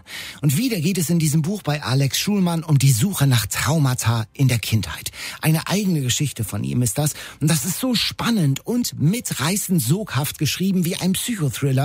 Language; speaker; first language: German; native; German